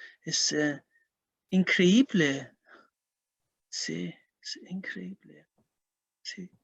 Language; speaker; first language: Spanish; non-native, learner; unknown